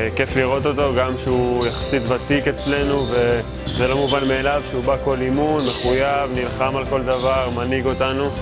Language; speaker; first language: Hebrew; native; Hebrew